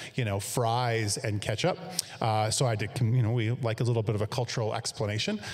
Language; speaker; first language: English; native; English